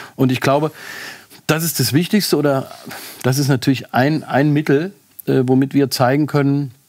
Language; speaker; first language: German; native; German